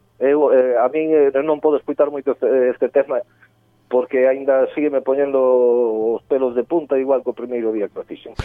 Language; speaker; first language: Galician; native; Galician